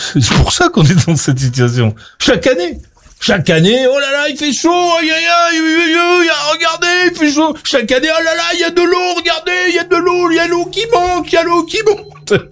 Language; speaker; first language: French; native; French